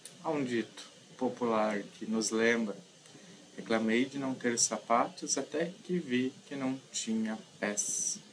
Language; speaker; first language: Portuguese; native; Portuguese